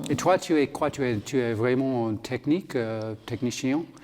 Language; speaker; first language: French; non-native, learner; English